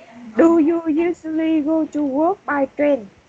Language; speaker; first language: English; non-native, learner; Vietnamese